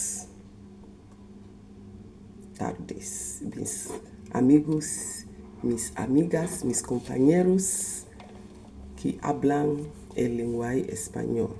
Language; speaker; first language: Spanish; non-native, fluent; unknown